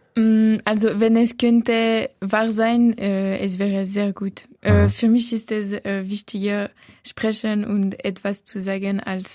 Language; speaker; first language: German; non-native, local second language; French